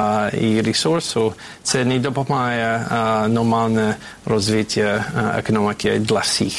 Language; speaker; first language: Ukrainian; non-native, fluent; English